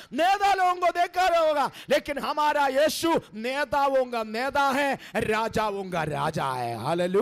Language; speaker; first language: Hindi; non-native, local second language; Malayalam